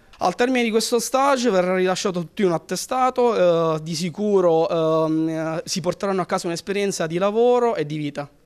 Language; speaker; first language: Italian; native; Italian